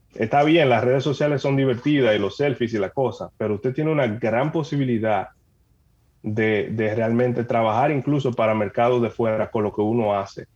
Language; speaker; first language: Spanish; native; Spanish